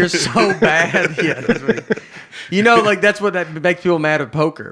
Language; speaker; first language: English; native; English